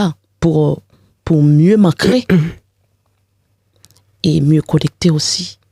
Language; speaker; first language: French; non-native, local second language; Haitian Creole